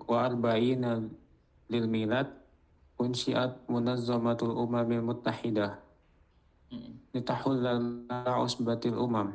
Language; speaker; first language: Arabic; non-native, learner; Indonesian